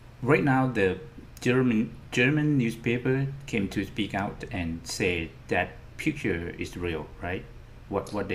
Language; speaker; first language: English; non-native, fluent; Thai